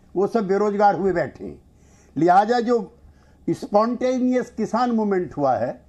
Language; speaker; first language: Hindi; native; Hindi